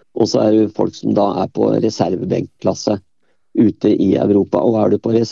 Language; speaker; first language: Norwegian; native; Norwegian